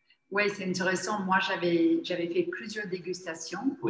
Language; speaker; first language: French; non-native, fluent; English